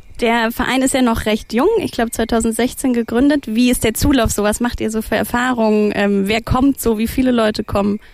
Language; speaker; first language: German; native; German